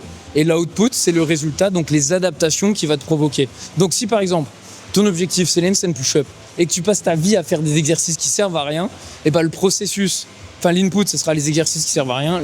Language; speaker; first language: French; native; French